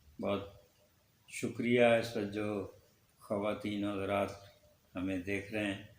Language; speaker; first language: Urdu; non-native, local second language; Punjabi